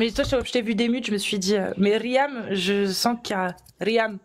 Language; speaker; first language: French; native; French